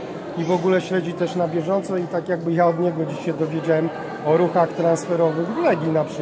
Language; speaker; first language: Polish; native; Polish